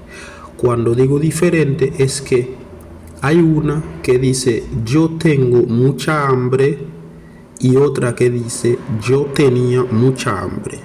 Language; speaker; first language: Spanish; non-native, fluent; Haitian Creole